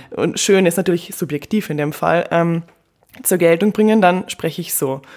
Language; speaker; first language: German; native; German